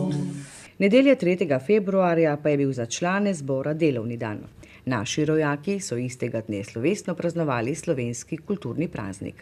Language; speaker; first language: Slovenian; native; Slovenian